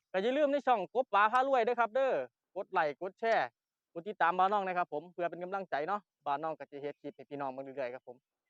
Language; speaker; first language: Thai; native; Thai